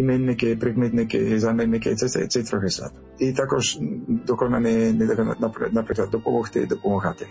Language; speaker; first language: Ukrainian; non-native, learner; French